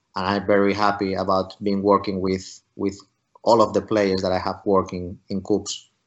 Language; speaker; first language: English; non-native, fluent; Spanish